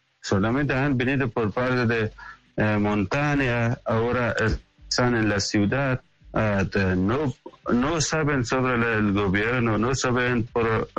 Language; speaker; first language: Spanish; non-native, learner; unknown